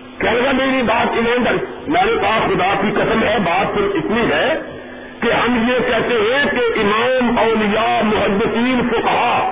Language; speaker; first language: Urdu; non-native, local second language; Punjabi